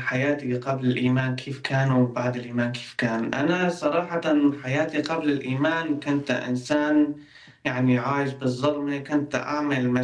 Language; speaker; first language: Arabic; non-native, local second language; Kurdish